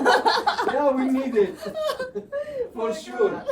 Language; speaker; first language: English; non-native, fluent; Arabic